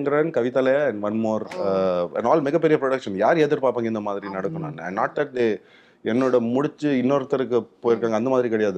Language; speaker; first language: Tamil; non-native, local second language; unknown